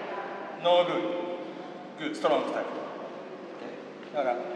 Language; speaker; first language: Japanese; native; Japanese